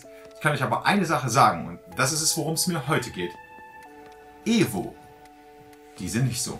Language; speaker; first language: German; native; German